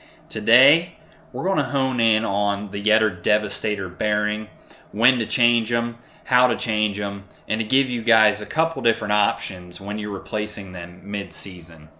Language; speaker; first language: English; native; English